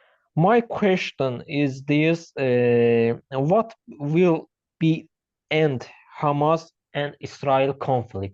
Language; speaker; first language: English; non-native, learner; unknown